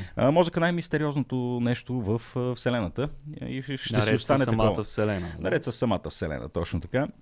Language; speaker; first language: Bulgarian; native; Bulgarian